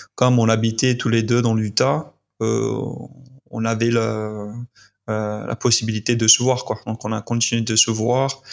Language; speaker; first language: French; non-native, fluent; English